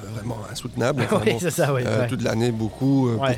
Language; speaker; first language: French; non-native, fluent; Spanish